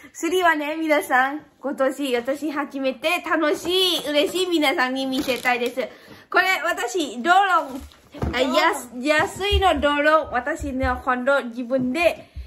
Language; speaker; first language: Japanese; non-native, learner; Lao